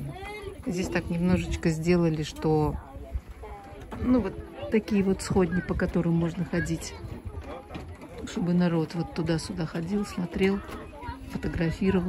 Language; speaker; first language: Russian; native; Russian